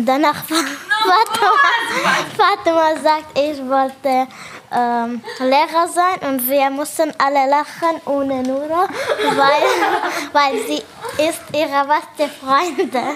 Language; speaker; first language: German; non-native, learner; Arabic